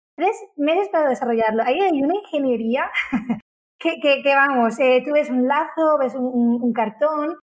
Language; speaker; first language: Spanish; native; Spanish